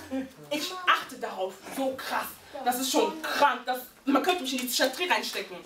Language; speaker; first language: German; early bilingual, heritage; Lingala